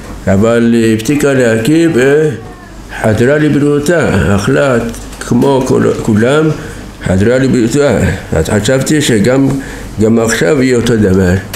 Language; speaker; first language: Hebrew; non-native, fluent; Persian